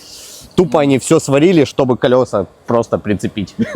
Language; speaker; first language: Russian; native; Russian